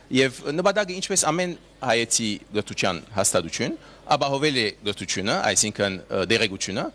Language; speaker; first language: Armenian; early bilingual, heritage; Armenian